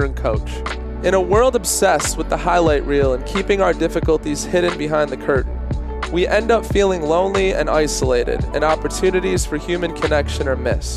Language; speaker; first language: English; native; English